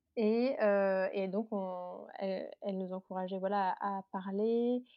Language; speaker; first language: French; native; French